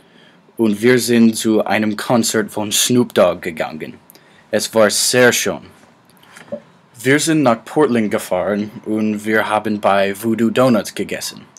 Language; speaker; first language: German; non-native, learner; English